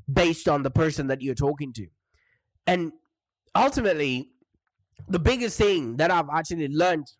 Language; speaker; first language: English; non-native, local second language; Shona